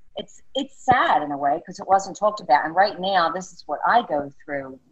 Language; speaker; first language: English; native; English